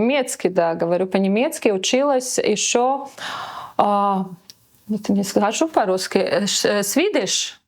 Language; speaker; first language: Russian; non-native, local second language; Latvian